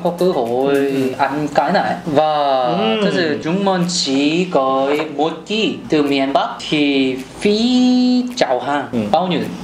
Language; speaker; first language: Vietnamese; non-native, learner; Korean